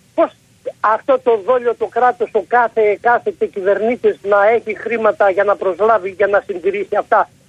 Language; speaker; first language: Greek; native; Greek